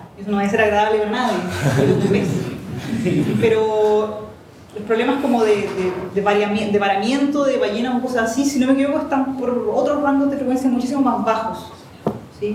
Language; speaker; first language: Spanish; native; Spanish